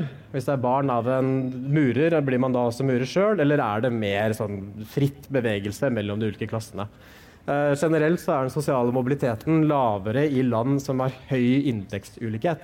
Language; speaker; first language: Norwegian; native; Norwegian